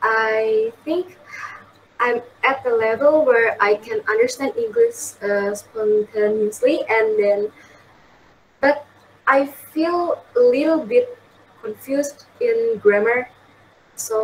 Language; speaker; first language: English; non-native, fluent; Indonesian